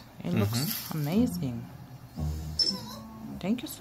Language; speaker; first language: English; non-native, local second language; Bulgarian